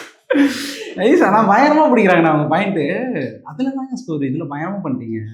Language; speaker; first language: Tamil; native; Tamil